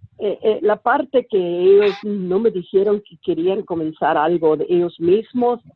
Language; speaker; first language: Spanish; early bilingual, heritage; Spanish